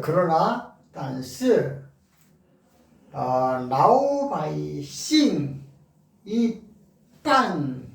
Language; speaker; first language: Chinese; non-native, learner; Korean